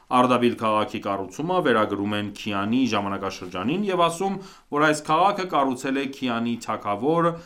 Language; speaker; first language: Armenian; early bilingual, heritage; Armenian